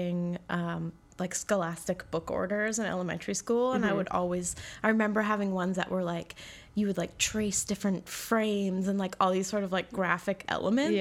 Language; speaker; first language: English; native; English